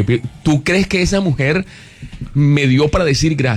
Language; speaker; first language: Spanish; native; Spanish